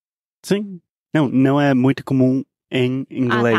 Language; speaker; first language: Portuguese; non-native, fluent; English